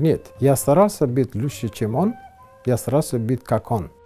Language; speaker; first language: Russian; non-native, fluent; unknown